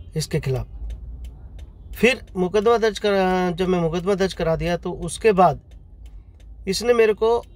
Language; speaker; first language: Hindi; native; Hindi